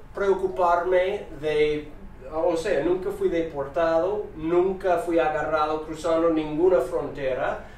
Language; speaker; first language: Spanish; non-native, fluent; English